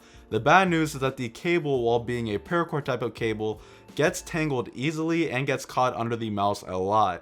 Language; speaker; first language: English; native; English